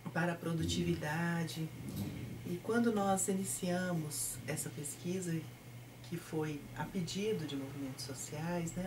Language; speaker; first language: Portuguese; native; Portuguese